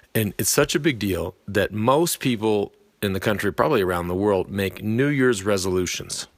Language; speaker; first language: English; native; English